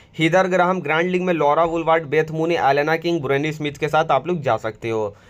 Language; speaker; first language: Hindi; native; Hindi